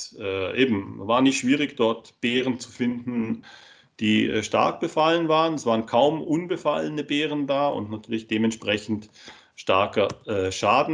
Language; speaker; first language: German; native; German